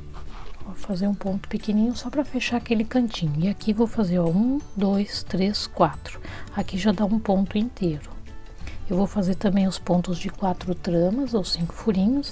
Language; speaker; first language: Portuguese; native; Portuguese